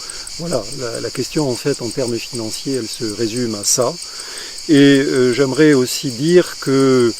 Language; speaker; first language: French; native; French